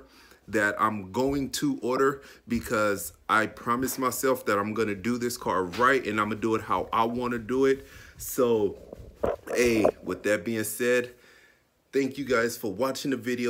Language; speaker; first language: English; native; English